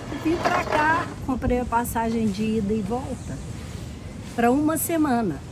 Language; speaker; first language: Portuguese; native; Portuguese